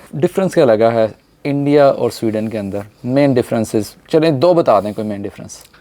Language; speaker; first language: Urdu; native; Urdu